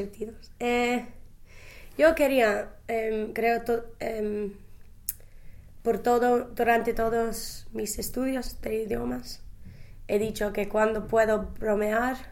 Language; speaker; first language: Spanish; non-native, fluent; English